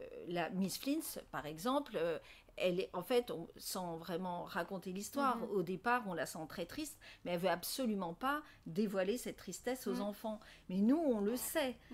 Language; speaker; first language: French; native; French